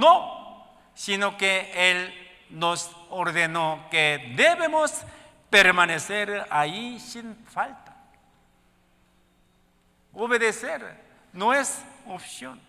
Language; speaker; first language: Spanish; non-native, learner; Korean